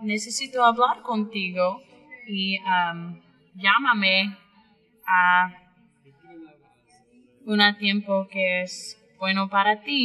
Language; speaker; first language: Spanish; non-native, learner; English